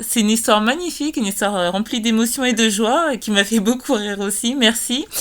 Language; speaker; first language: French; native; French